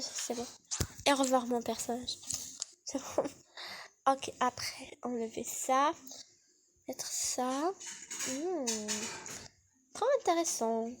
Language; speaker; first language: French; non-native, learner; Arabic